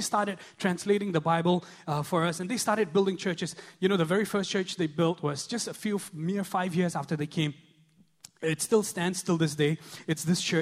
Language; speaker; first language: English; non-native, local second language; Khasi